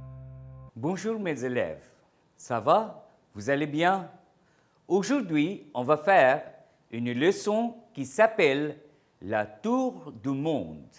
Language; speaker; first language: French; non-native, fluent; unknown